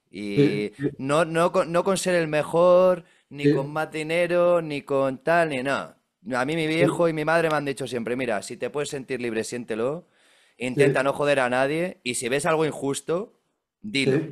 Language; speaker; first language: Spanish; native; Spanish